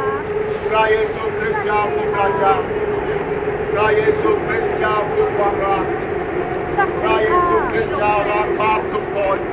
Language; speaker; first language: Thai; non-native, learner; English